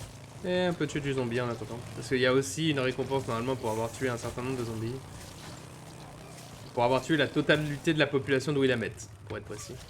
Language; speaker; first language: French; native; French